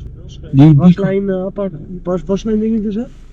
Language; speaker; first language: Dutch; native; Dutch